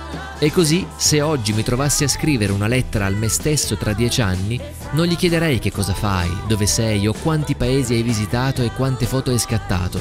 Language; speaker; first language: Italian; native; Italian